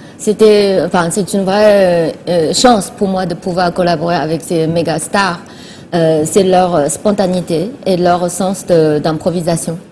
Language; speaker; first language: French; non-native, fluent; Chinese